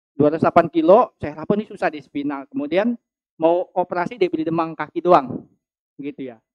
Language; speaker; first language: Indonesian; native; Indonesian